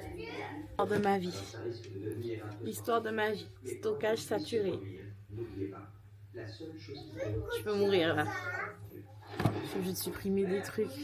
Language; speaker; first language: French; native; French